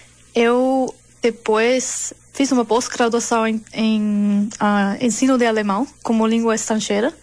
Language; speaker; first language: Portuguese; non-native, learner; German